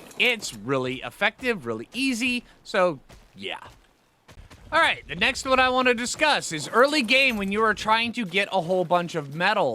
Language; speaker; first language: English; native; English